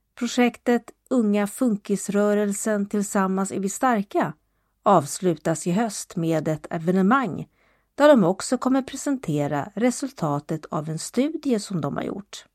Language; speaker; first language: Swedish; native; Swedish